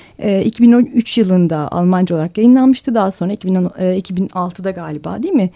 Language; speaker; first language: Turkish; native; Turkish